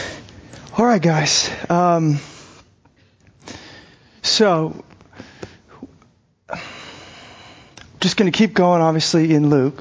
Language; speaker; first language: English; native; English